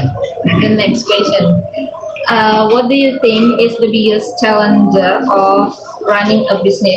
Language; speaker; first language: English; non-native, learner; Indonesian